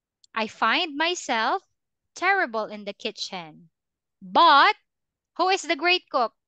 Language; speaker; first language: English; non-native, fluent; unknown